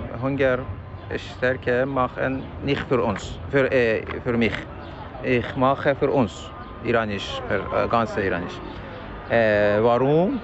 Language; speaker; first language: German; non-native, learner; Persian